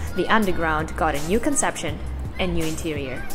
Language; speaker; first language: English; non-native, fluent; Russian